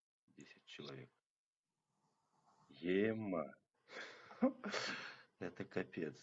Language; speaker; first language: Russian; native; Russian